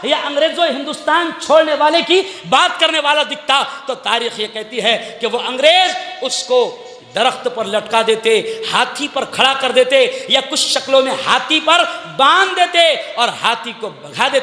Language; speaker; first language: Urdu; native; Urdu